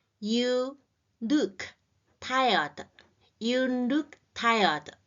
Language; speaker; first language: English; non-native, learner; Chinese